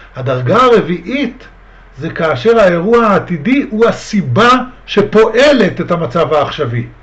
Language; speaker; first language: Hebrew; native; Hebrew